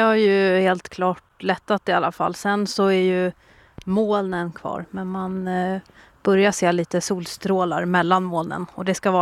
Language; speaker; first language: Swedish; native; Swedish